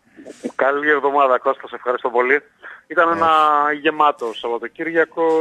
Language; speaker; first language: Greek; native; Greek